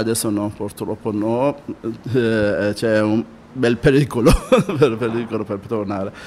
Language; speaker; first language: Italian; non-native, learner; Persian